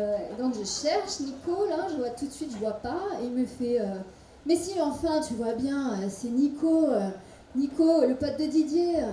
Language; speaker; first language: French; native; French